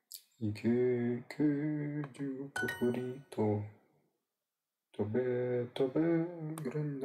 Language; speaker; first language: Japanese; non-native, learner; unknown